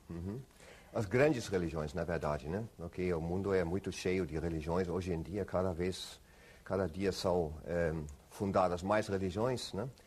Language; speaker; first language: Portuguese; non-native, fluent; German